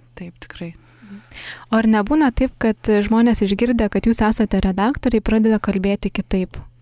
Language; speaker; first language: Lithuanian; native; Lithuanian